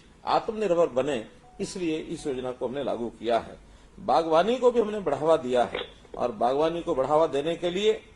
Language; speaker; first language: Hindi; native; Hindi